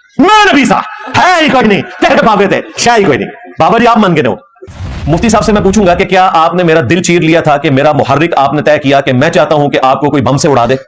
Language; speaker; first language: Urdu; non-native, local second language; Punjabi